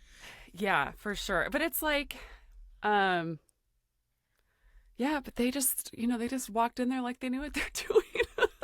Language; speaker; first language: English; native; English